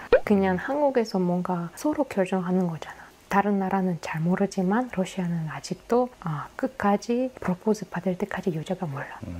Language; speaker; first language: Korean; non-native, fluent; Russian